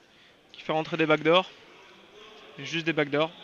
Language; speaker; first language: French; native; French